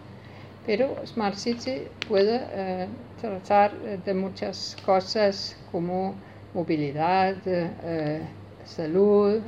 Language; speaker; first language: Spanish; non-native, learner; Danish